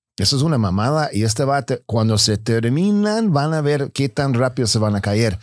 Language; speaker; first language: Spanish; non-native, fluent; English